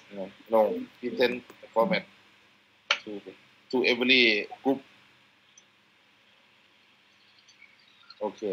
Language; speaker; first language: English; non-native, learner; Thai